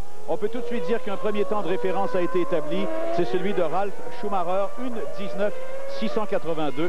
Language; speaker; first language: French; native; French